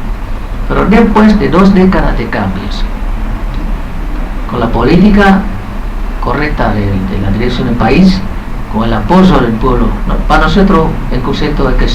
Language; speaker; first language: Spanish; non-native, fluent; Vietnamese